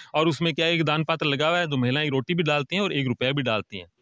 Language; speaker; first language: Hindi; native; Hindi